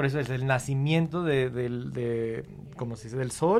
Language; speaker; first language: Spanish; early bilingual, heritage; Spanish